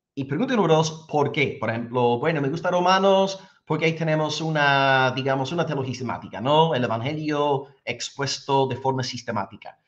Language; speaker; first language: Spanish; non-native, fluent; English